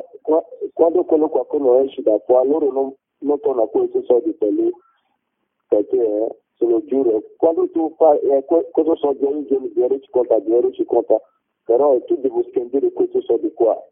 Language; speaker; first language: Italian; non-native, learner; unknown